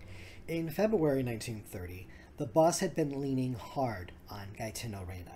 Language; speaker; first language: English; native; English